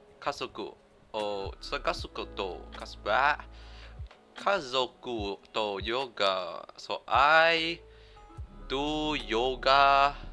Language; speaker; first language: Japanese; non-native, learner; English